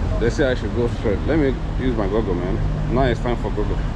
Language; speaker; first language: English; non-native, learner; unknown